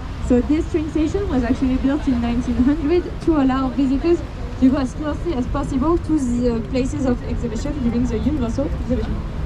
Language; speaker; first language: English; non-native, fluent; French